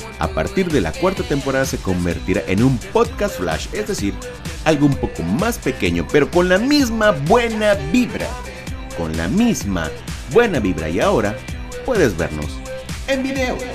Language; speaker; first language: Spanish; native; Spanish